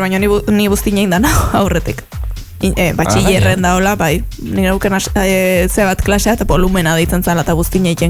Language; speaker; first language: Basque; native; Basque